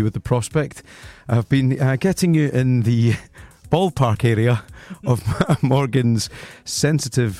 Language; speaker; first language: English; native; English